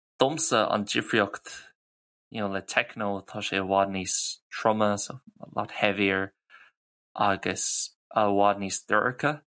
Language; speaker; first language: Irish; non-native, local second language; English